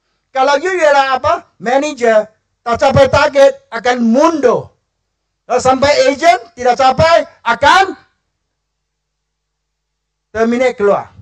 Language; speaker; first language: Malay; non-native, local second language; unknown